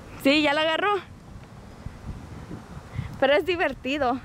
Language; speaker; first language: Spanish; non-native, learner; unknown